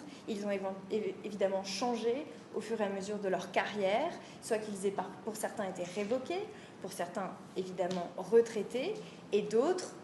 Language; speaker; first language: French; native; French